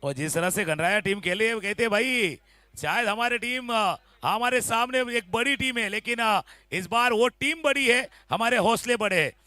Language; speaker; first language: Hindi; non-native, local second language; Marathi